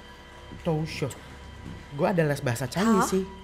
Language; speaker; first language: Indonesian; native; Indonesian